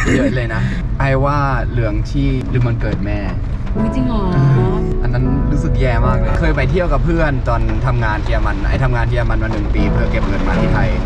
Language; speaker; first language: Thai; non-native, fluent; German